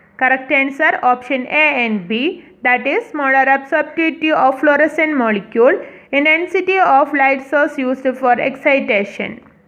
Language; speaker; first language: English; non-native, local second language; Malayalam